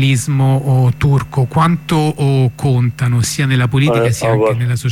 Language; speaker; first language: Italian; native; Italian